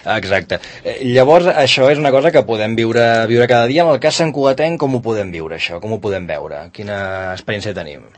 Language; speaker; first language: Catalan; native; Catalan